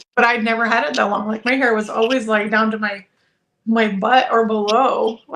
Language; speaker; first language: English; native; English